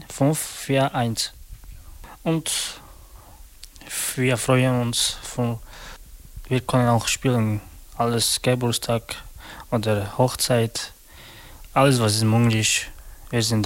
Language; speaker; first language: German; non-native, learner; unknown